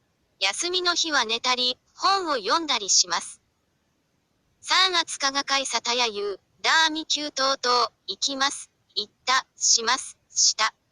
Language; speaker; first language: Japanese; non-native, fluent; Chinese